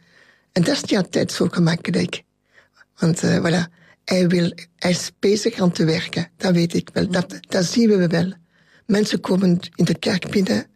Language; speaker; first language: Dutch; non-native, local second language; French